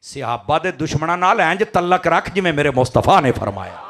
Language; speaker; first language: Urdu; non-native, local second language; Punjabi